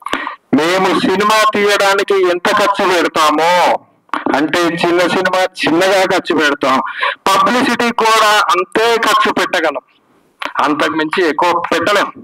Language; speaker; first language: Telugu; native; Telugu